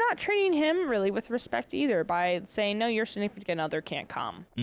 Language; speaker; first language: English; native; English